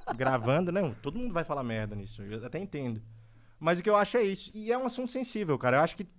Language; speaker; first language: Portuguese; native; Portuguese